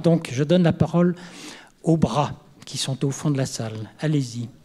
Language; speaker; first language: French; native; French